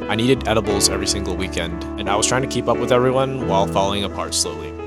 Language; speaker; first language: English; native; English